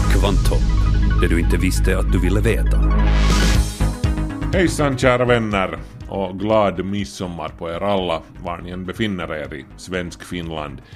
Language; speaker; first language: Swedish; native; Swedish